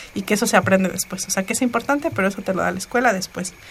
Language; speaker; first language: Spanish; non-native, local second language; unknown